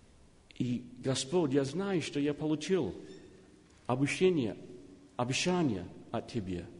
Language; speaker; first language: Russian; non-native, learner; English